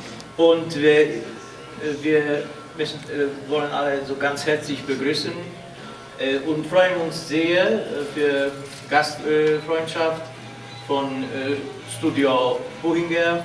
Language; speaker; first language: German; non-native, fluent; Polish